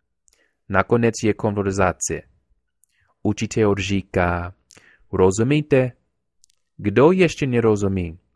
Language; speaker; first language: Czech; non-native, learner; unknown